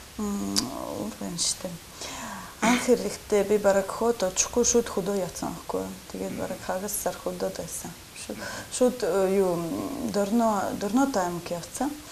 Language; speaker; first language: Mongolian; non-native, learner; Russian